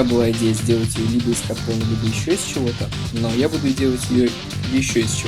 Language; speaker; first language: Russian; native; Russian